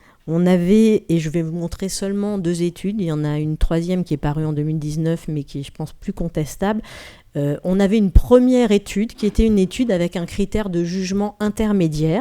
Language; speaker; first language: French; native; French